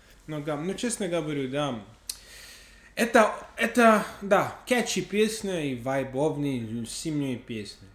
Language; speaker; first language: Russian; non-native, fluent; English